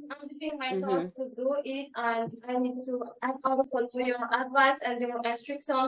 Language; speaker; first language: English; non-native, learner; Malagasy